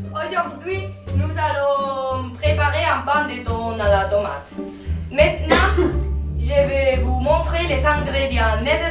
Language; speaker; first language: French; non-native, learner; Spanish